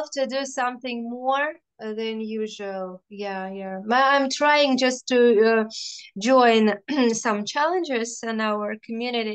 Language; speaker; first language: English; non-native, fluent; Russian